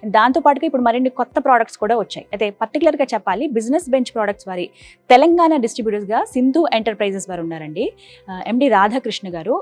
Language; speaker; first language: Telugu; native; Telugu